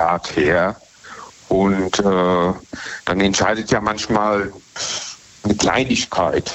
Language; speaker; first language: German; native; German